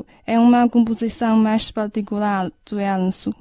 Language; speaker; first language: Portuguese; non-native, learner; Chinese